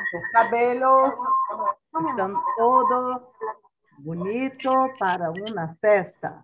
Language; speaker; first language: Spanish; non-native, learner; Portuguese